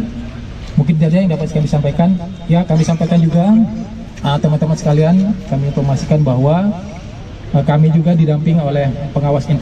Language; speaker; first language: Indonesian; native; Indonesian